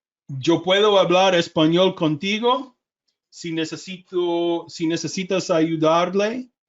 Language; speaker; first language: Spanish; non-native, learner; English